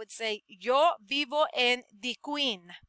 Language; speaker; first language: Spanish; non-native, fluent; English